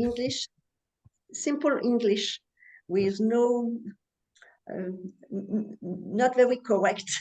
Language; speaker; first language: English; non-native, learner; French